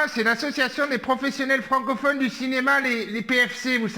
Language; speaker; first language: French; native; French